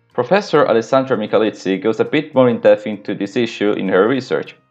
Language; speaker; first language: English; non-native, fluent; Italian